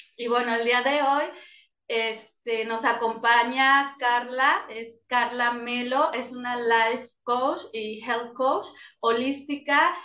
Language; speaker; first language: Spanish; native; Spanish